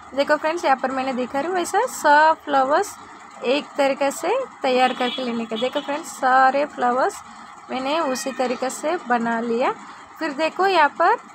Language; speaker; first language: Hindi; non-native, local second language; Telugu